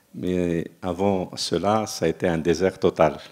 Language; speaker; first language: French; non-native, local second language; Arabic